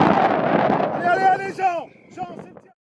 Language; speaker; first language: French; native; French